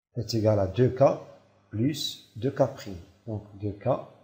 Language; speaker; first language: French; non-native, local second language; Arabic